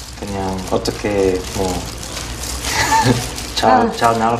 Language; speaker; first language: Korean; non-native, learner; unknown